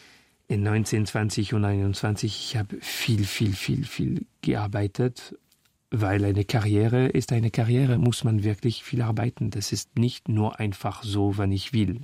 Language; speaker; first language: German; non-native, fluent; French